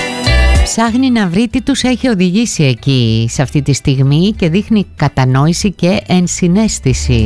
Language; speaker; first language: Greek; native; Greek